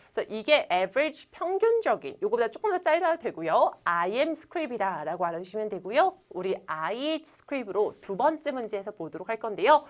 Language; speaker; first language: Korean; native; Korean